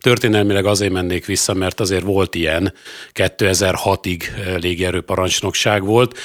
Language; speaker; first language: Hungarian; native; Hungarian